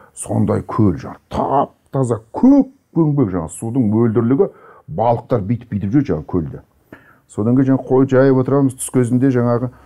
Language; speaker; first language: Kazakh; native; Kazakh